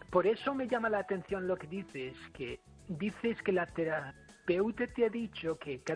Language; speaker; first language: Spanish; non-native, fluent; English